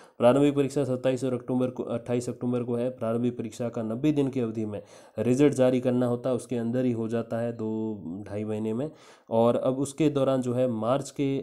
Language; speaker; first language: Hindi; native; Hindi